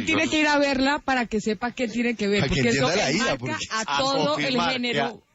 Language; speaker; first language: Spanish; native; Spanish